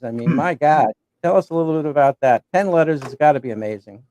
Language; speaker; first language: English; native; English